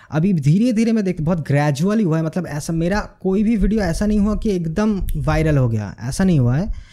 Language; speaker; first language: Hindi; non-native, local second language; Bangla